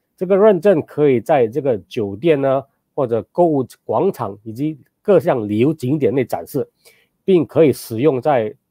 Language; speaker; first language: Chinese; native; Chinese